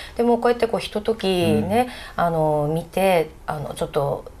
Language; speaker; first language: Japanese; native; Japanese